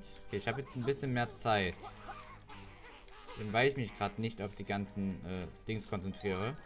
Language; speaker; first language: German; native; German